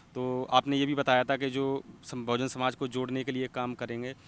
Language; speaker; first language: Hindi; native; Hindi